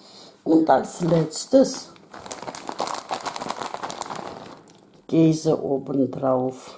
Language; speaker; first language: German; non-native, fluent; Russian